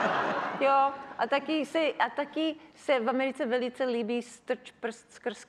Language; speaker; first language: Czech; early bilingual, heritage; Czech